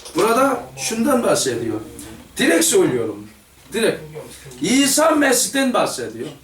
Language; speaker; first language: Turkish; non-native, fluent; Korean